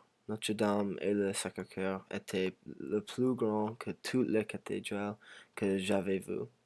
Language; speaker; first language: French; non-native, learner; English